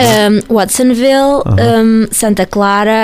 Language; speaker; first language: English; non-native, learner; Portuguese